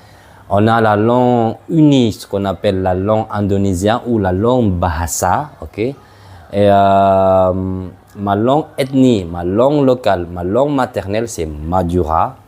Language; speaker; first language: French; non-native, fluent; Madurese